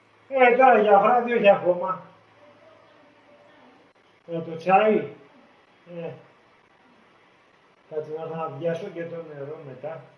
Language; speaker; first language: Greek; native; Greek